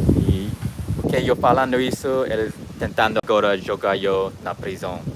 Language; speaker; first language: Portuguese; non-native, learner; English